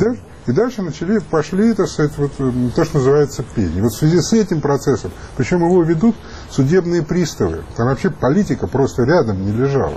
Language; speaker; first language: Russian; native; Russian